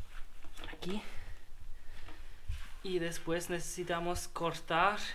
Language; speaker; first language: Spanish; non-native, learner; German